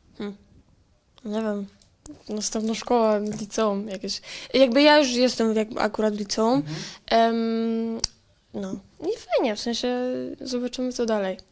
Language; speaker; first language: Polish; native; Polish